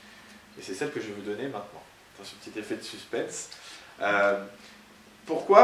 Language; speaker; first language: French; native; French